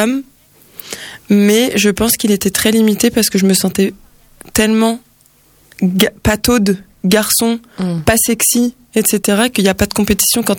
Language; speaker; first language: French; native; French